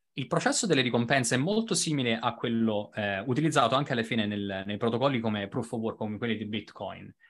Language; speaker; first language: Italian; native; Italian